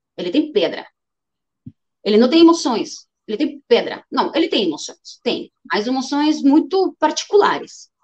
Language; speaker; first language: Portuguese; non-native, fluent; Ukrainian